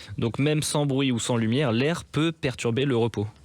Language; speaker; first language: French; native; French